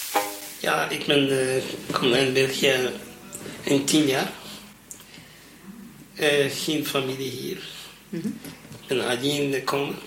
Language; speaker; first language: Dutch; non-native, learner; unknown